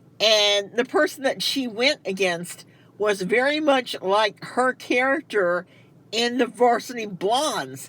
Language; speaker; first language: English; native; English